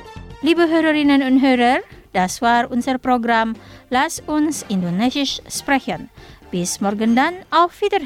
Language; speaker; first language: German; non-native, fluent; Indonesian